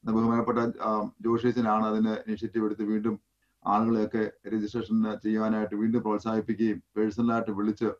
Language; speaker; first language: Malayalam; native; Malayalam